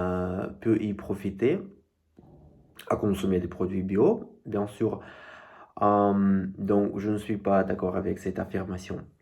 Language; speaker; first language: French; non-native, fluent; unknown